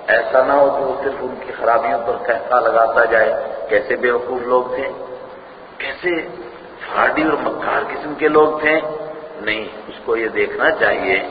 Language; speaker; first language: Urdu; non-native, local second language; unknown